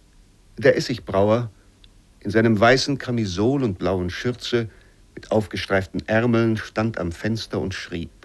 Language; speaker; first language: German; native; German